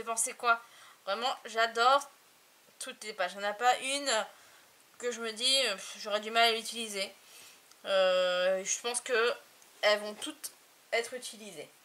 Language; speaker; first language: French; native; French